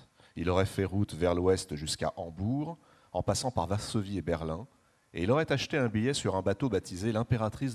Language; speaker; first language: French; native; French